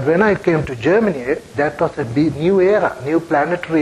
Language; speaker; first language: English; non-native, local second language; Sinhala